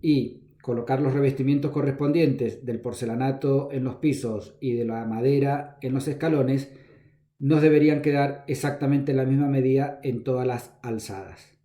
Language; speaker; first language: Spanish; native; Spanish